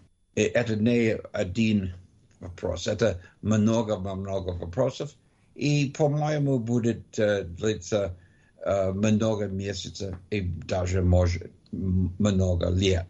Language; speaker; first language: Russian; non-native, learner; English